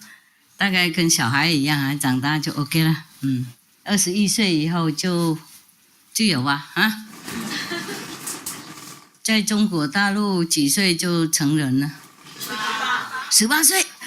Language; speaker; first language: Chinese; non-native, fluent; Vietnamese